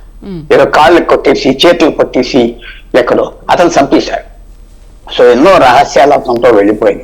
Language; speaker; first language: Telugu; native; Telugu